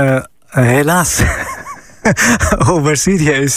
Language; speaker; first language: Dutch; non-native, fluent; Arabic